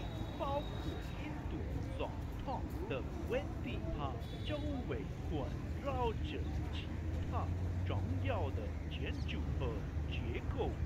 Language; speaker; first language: Chinese; non-native, learner; Hindi